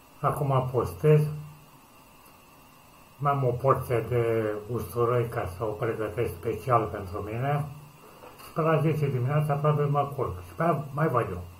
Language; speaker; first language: Romanian; native; Romanian